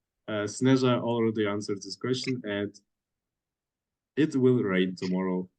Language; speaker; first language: English; non-native, fluent; Russian